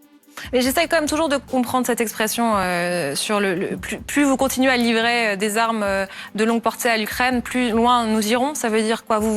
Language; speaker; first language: French; native; French